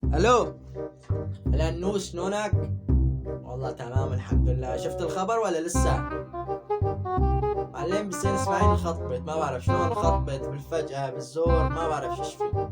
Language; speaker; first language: Arabic; native; Arabic